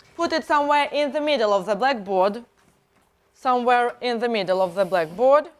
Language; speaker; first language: English; non-native, fluent; Russian